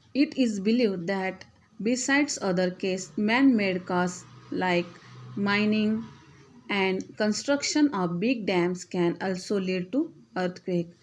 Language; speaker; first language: English; non-native, local second language; Marathi